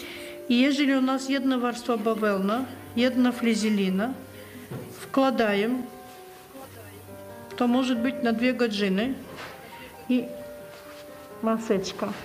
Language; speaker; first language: Polish; non-native, learner; Ukrainian